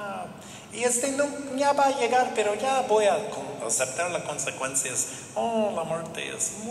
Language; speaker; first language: Spanish; non-native, learner; English